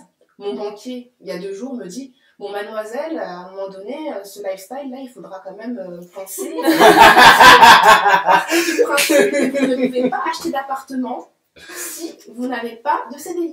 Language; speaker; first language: French; native; French